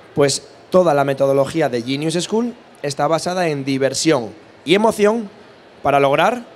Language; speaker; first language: Spanish; native; Spanish